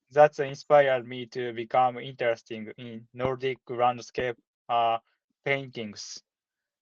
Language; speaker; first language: English; non-native, learner; Japanese